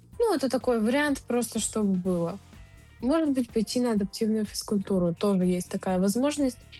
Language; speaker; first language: Russian; native; Russian